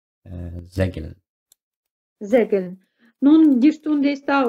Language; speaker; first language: German; non-native, fluent; Russian